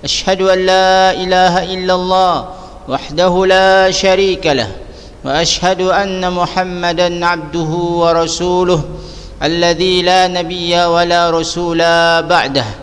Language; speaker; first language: Arabic; non-native, fluent; Indonesian